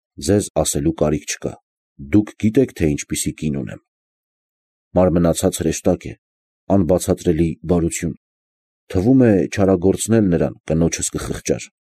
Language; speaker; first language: Armenian; native; Armenian